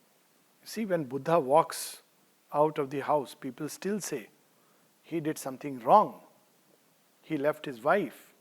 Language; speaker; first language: English; non-native, local second language; Hindi